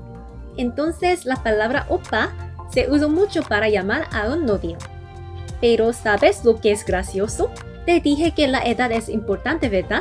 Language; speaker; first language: Spanish; non-native, fluent; Korean